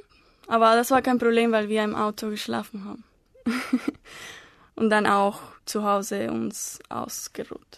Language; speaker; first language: German; non-native, learner; Spanish